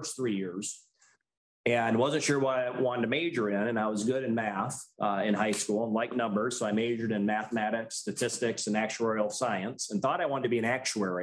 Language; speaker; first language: English; native; English